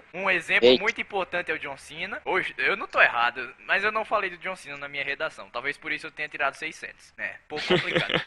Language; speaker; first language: Portuguese; native; Portuguese